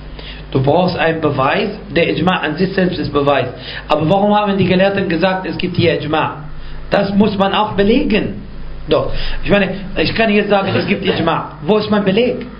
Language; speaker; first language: German; non-native, fluent; Arabic